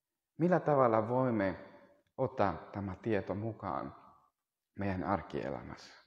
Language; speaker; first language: Finnish; non-native, fluent; Spanish